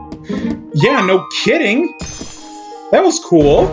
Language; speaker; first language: English; native; English